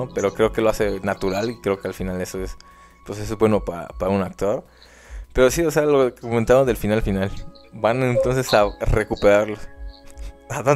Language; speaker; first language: Spanish; native; Spanish